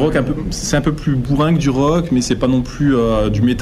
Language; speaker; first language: French; native; French